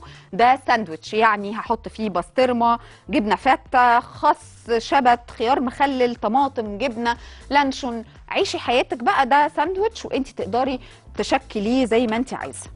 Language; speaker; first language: Arabic; native; Arabic